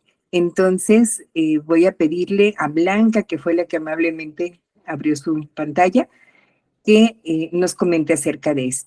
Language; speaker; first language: Spanish; native; Spanish